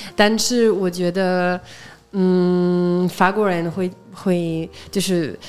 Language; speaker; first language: Chinese; non-native, fluent; French